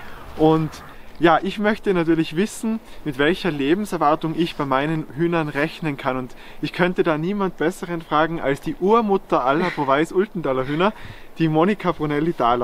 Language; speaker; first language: German; native; German